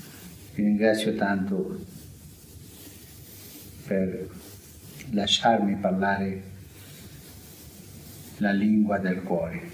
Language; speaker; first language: Italian; non-native, fluent; Spanish